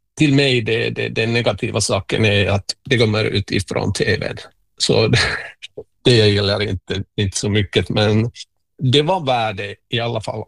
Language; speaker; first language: Swedish; non-native, local second language; Finnish